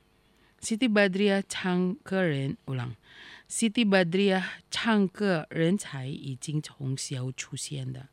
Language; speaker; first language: Chinese; non-native, fluent; Indonesian